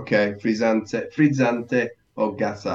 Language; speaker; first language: Italian; non-native, learner; English